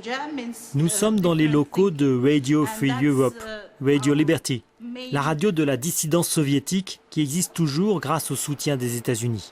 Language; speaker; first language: French; native; French